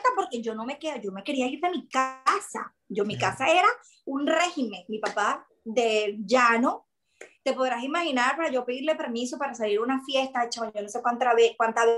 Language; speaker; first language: Spanish; native; Spanish